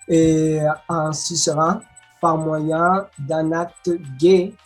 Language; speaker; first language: French; non-native, learner; Spanish